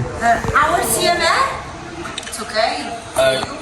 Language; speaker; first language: English; non-native, learner; Italian